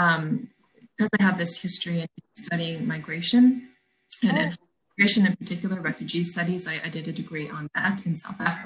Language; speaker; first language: English; native; English